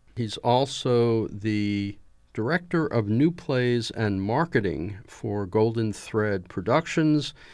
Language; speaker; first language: English; native; English